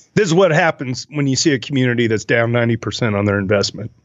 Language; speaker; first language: English; native; English